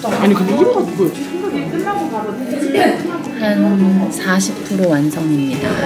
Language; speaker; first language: Korean; native; Korean